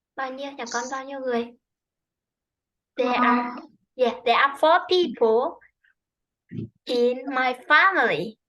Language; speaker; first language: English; non-native, fluent; Vietnamese